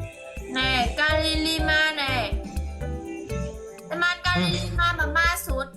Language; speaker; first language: Indonesian; non-native, learner; Vietnamese